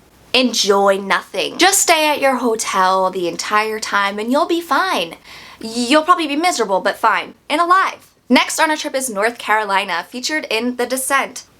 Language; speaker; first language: English; native; English